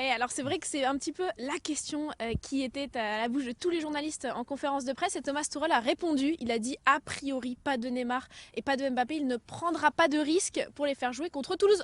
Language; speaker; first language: French; native; French